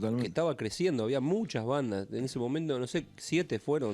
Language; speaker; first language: Spanish; native; Spanish